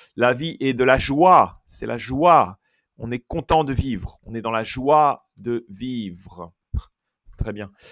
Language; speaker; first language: French; native; French